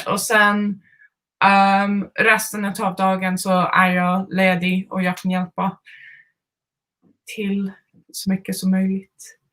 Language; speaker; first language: Swedish; non-native, fluent; Finnish